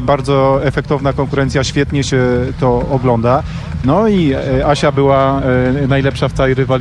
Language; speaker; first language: Polish; native; Polish